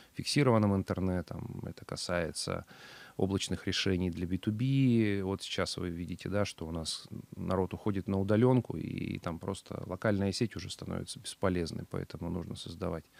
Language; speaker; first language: Russian; native; Russian